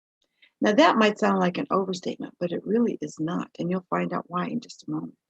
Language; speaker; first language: English; native; English